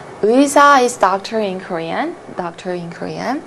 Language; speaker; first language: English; non-native, fluent; Korean